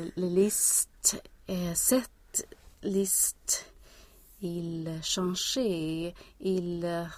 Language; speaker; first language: French; non-native, learner; Swedish